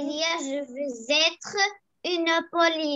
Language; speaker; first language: French; non-native, local second language; Arabic